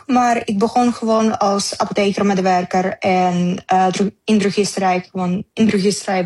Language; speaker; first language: Dutch; non-native, learner; Ukrainian